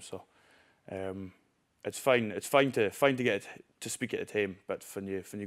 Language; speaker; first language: English; non-native, local second language; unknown